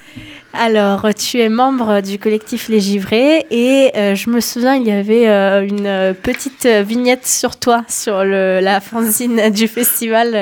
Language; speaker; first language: French; native; French